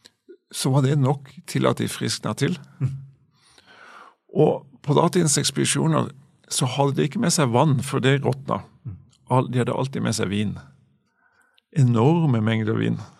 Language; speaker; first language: Norwegian; native; Norwegian